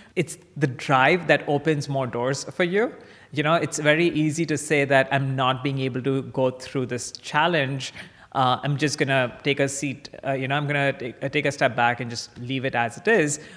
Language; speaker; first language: English; non-native, local second language; Bangla